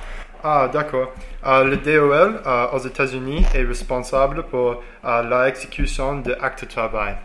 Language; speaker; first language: French; non-native, learner; English